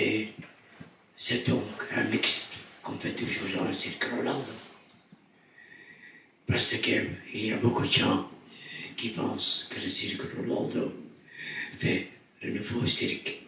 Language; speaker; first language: French; non-native, fluent; Dutch